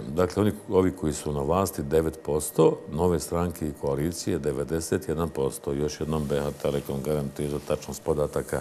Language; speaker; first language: Bosnian; native; Bosnian